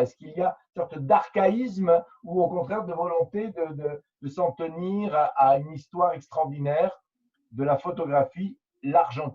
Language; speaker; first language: French; native; French